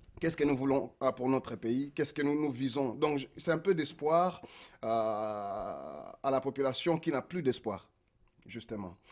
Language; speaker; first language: French; non-native, local second language; Lingala